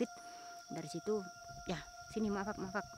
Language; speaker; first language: Indonesian; native; Indonesian